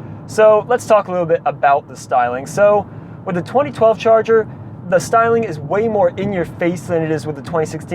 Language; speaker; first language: English; native; English